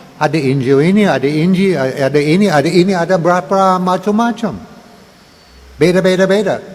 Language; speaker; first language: Indonesian; non-native, learner; English